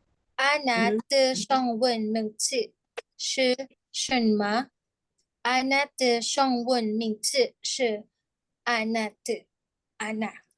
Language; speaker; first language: Chinese; non-native, learner; Filipino